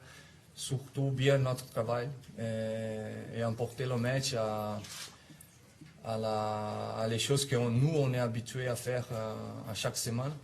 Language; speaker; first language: French; non-native, fluent; Italian